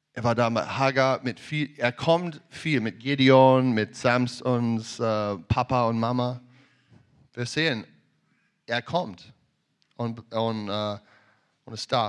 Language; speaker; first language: German; non-native, learner; English